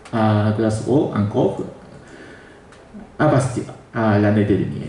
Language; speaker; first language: French; non-native, learner; Japanese